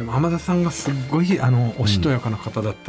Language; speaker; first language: Japanese; native; Japanese